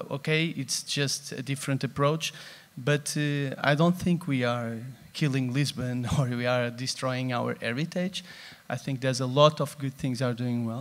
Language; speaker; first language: English; non-native, fluent; Portuguese